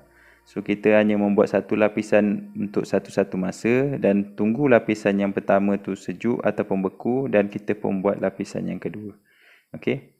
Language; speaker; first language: Malay; native; Malay